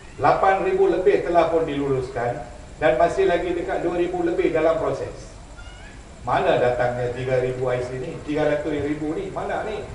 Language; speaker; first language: Malay; non-native, local second language; Tamil